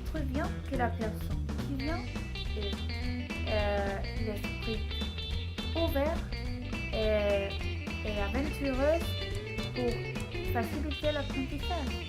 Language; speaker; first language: French; non-native, learner; Spanish